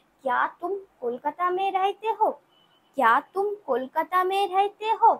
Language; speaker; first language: Hindi; non-native, local second language; Bangla